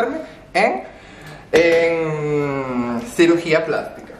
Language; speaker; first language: Spanish; native; Spanish